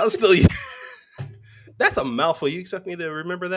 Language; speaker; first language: English; native; English